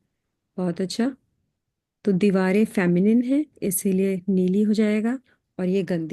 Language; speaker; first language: Hindi; native; Hindi